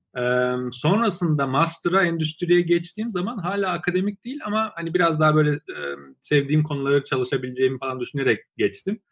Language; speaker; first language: Turkish; early bilingual, other home language; Azerbaijani